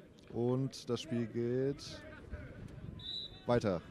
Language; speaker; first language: German; native; German